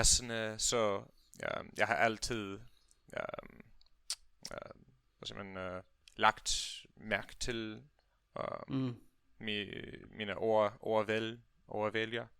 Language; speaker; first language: Danish; non-native, learner; English